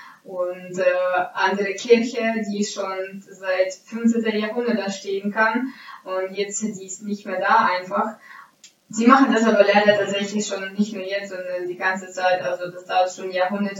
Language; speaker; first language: German; non-native, fluent; Ukrainian